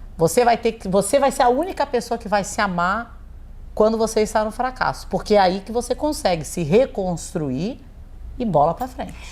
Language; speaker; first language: Portuguese; native; Portuguese